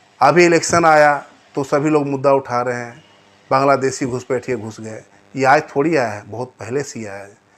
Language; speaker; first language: Hindi; native; Hindi